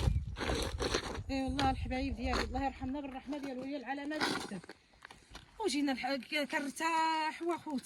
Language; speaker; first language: Arabic; native; Arabic